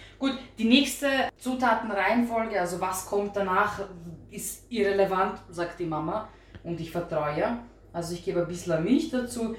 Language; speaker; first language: German; early bilingual, other home language; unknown